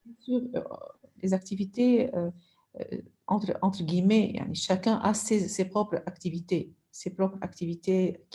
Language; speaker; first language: French; non-native, local second language; Arabic